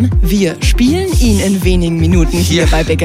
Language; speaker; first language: German; native; German